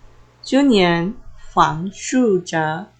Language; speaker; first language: Chinese; non-native, learner; Filipino